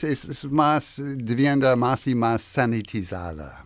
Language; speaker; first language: Spanish; non-native, learner; French